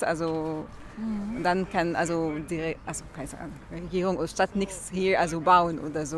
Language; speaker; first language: German; non-native, learner; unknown